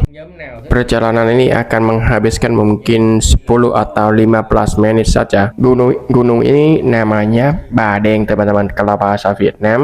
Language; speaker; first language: Indonesian; non-native, fluent; Vietnamese